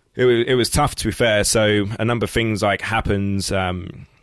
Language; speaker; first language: English; native; English